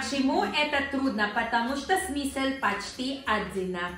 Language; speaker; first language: Russian; non-native, learner; Filipino